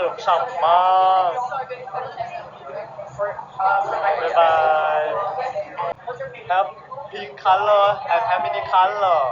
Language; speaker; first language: English; non-native, learner; Thai